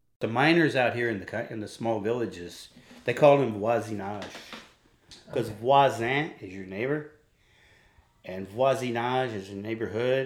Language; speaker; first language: English; native; English